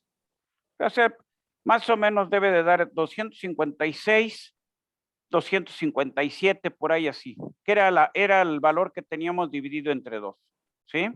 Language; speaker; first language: Spanish; native; Spanish